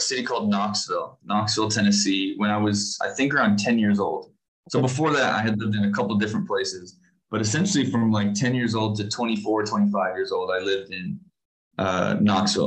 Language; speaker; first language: English; native; English